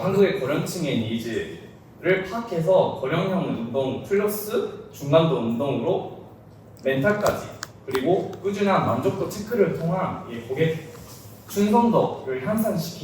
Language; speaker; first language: Korean; non-native, fluent; Japanese